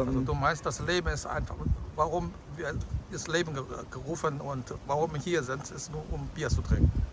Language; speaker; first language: German; non-native, fluent; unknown